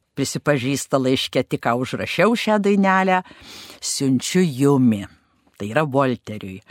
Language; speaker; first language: Lithuanian; native; Lithuanian